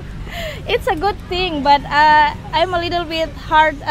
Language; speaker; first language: English; non-native, learner; Indonesian